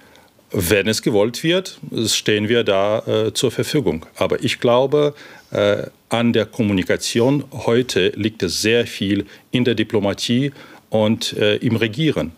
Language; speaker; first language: German; non-native, fluent; Ukrainian